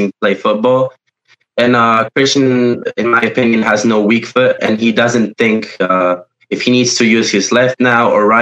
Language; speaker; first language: English; non-native, fluent; Polish